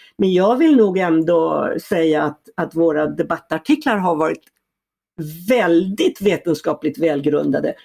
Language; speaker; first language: Swedish; native; Swedish